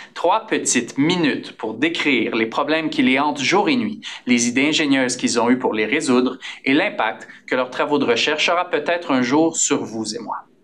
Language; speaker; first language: French; native; French